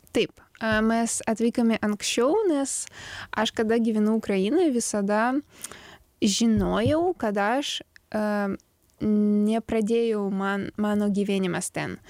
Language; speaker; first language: Lithuanian; non-native, learner; Ukrainian